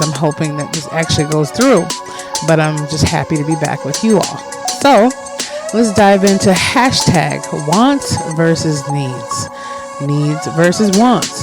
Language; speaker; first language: English; native; English